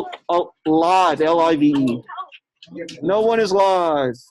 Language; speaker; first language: English; native; English